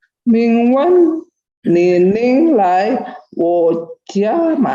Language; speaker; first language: Chinese; non-native, learner; Indonesian